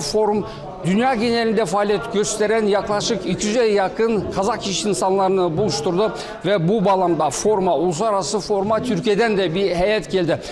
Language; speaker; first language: Turkish; non-native, fluent; Kazakh